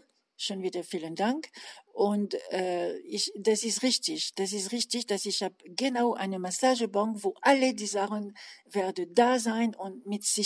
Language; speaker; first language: German; non-native, learner; French